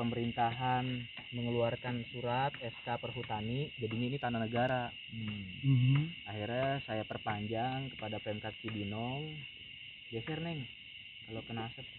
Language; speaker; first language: Indonesian; non-native, local second language; Sundanese